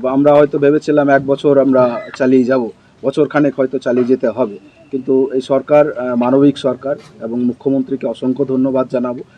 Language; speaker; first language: Bangla; non-native, local second language; Santali